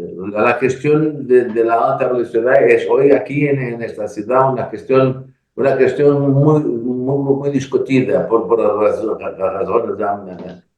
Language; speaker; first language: Spanish; non-native, learner; Portuguese